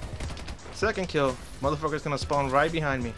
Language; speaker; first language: English; native; English